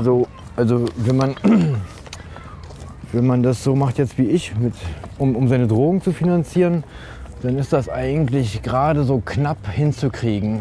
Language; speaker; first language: German; native; German